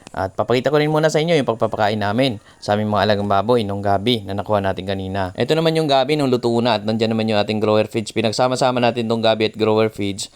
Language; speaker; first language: Filipino; non-native, local second language; Cebuano